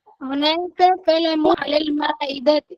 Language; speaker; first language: Arabic; non-native, learner; Urdu